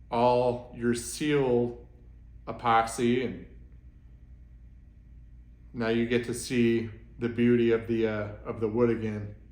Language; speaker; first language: English; native; English